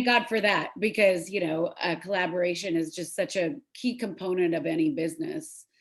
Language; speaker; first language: English; native; English